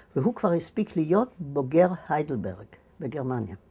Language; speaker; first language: Hebrew; native; Hebrew